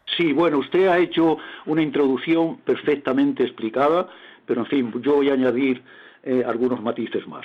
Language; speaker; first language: Spanish; native; Spanish